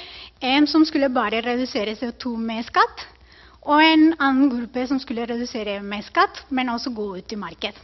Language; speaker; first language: Norwegian; non-native, fluent; Spanish